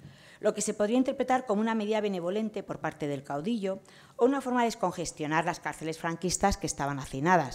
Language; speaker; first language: Spanish; native; Spanish